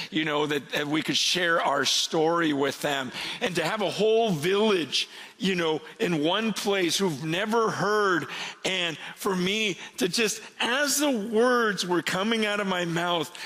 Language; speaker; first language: English; native; English